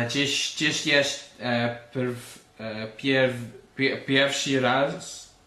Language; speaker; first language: Polish; non-native, learner; English